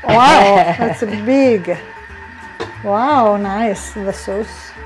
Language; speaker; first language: English; non-native, learner; Italian